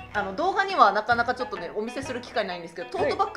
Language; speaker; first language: Japanese; native; Japanese